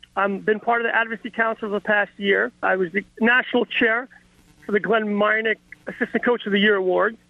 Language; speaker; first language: English; native; English